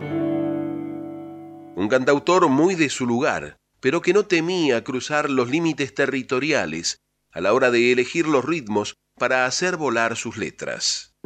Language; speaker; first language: Spanish; native; Spanish